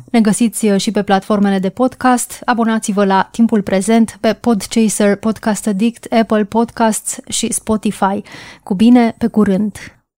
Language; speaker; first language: Romanian; native; Romanian